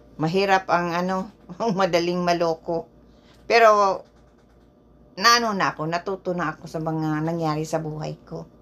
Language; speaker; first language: Filipino; non-native, local second language; Bikol